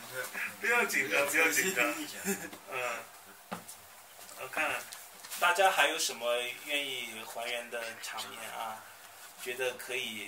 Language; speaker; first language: Chinese; native; Chinese